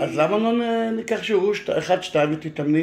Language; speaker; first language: Hebrew; native; Hebrew